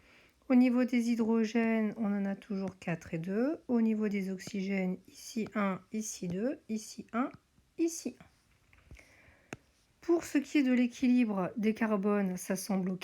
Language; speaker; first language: French; native; French